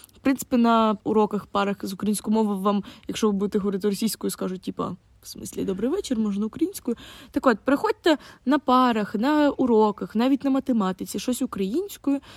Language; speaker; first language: Ukrainian; non-native, local second language; Russian